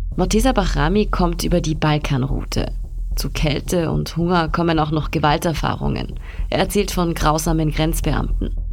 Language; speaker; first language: German; native; German